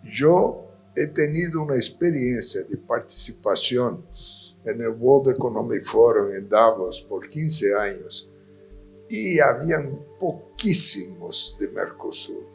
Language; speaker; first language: Spanish; non-native, fluent; Portuguese